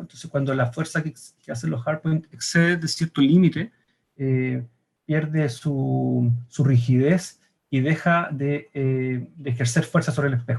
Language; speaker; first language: Spanish; native; Spanish